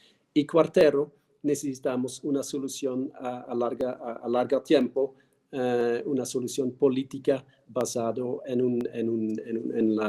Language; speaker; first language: Spanish; non-native, fluent; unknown